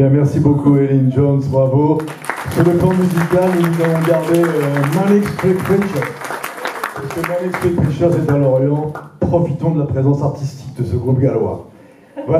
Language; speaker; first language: French; native; French